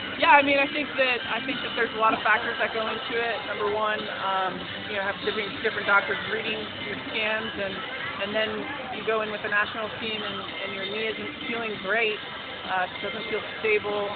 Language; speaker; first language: English; native; English